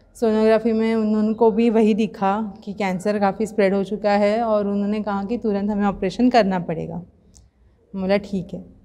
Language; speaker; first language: Hindi; non-native, local second language; Marathi